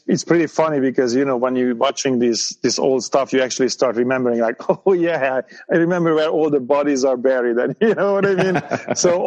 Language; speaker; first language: English; non-native, fluent; Hungarian